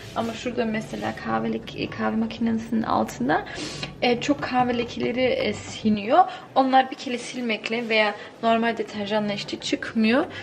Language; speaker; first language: Turkish; early bilingual, heritage; Turkish